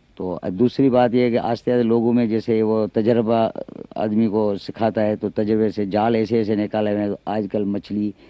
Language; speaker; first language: Urdu; non-native, local second language; Sindhi